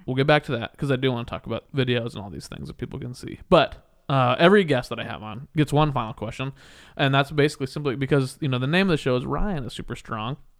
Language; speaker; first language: English; native; English